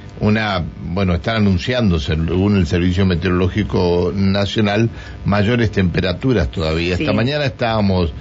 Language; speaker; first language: Spanish; native; Spanish